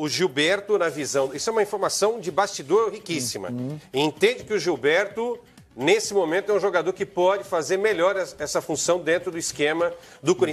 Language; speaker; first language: Portuguese; native; Portuguese